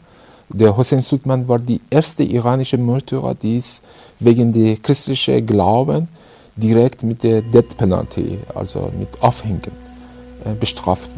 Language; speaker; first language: German; non-native, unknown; Persian